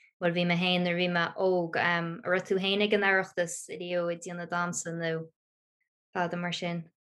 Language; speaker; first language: Irish; native; Irish